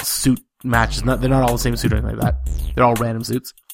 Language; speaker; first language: English; native; English